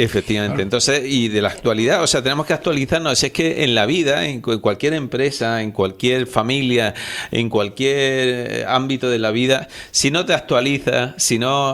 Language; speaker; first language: Spanish; native; Spanish